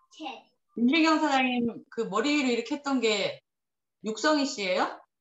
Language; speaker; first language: Korean; native; Korean